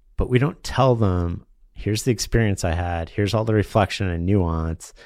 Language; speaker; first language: English; native; English